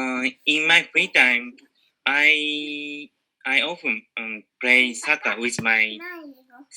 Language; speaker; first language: English; non-native, learner; Japanese